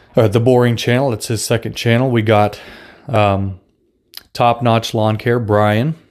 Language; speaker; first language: English; non-native, fluent; Russian